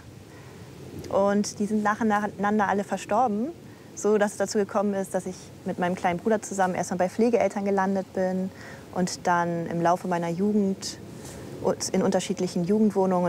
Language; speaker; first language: German; native; German